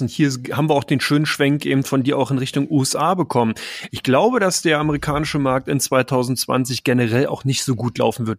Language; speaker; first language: German; native; German